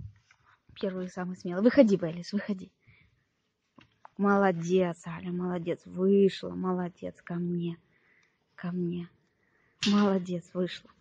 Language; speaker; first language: Russian; native; Russian